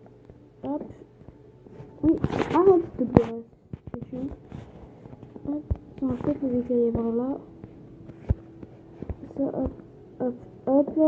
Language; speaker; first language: French; native; French